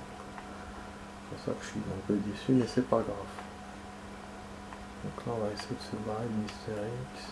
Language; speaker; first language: French; native; French